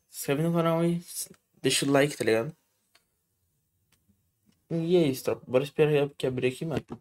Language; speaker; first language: Portuguese; native; Portuguese